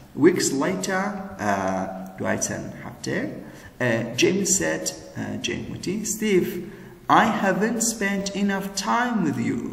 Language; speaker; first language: English; non-native, fluent; Central Kurdish